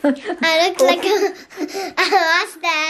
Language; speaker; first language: English; early bilingual, other home language; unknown